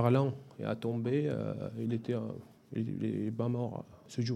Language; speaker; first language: French; non-native, fluent; Arabic